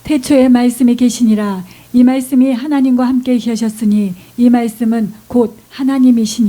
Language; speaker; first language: Korean; native; Korean